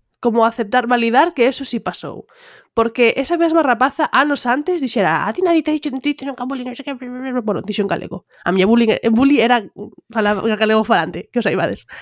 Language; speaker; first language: Galician; native; Galician